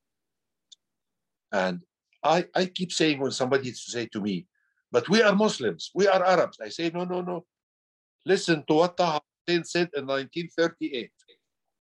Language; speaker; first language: English; non-native, fluent; Arabic